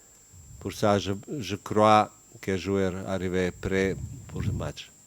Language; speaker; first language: French; non-native, learner; Bosnian